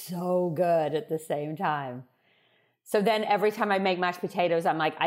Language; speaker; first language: English; native; English